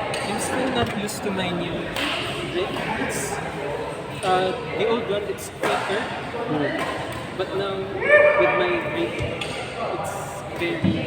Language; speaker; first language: English; non-native, local second language; Filipino